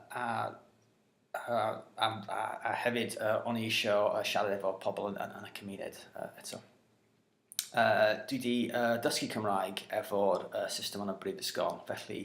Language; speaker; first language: Welsh; non-native, learner; English